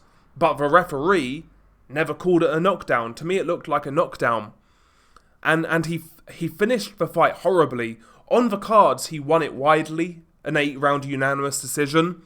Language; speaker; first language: English; native; English